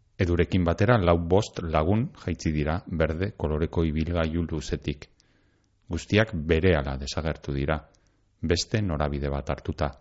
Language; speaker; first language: Basque; native; Basque